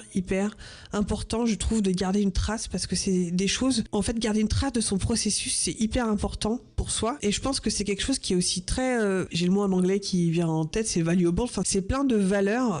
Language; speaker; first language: French; native; French